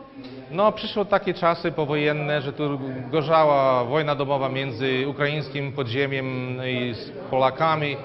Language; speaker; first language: Polish; non-native, local second language; Rusyn